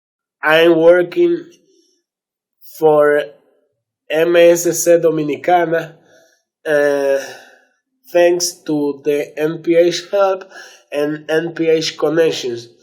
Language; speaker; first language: English; non-native, learner; Spanish